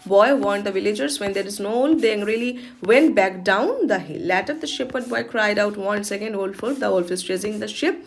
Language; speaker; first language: English; non-native, local second language; Bangla